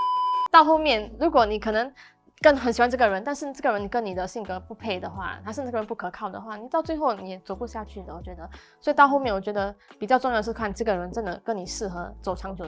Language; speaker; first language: Chinese; native; Chinese